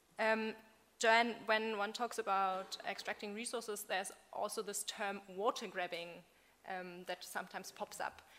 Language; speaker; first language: English; non-native, fluent; German